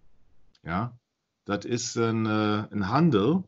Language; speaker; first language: Dutch; non-native, learner; German